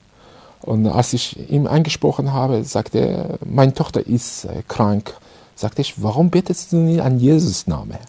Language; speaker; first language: German; non-native, fluent; Persian